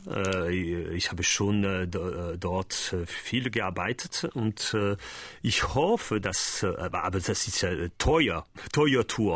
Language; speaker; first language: German; non-native, learner; French